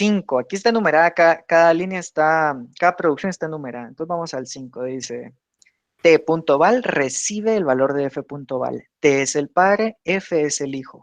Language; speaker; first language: Spanish; native; Spanish